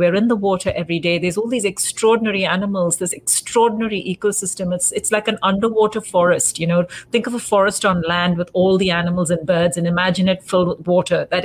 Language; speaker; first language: English; native; English